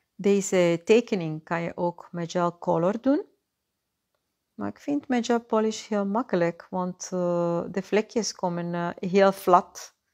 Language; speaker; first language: Dutch; non-native, fluent; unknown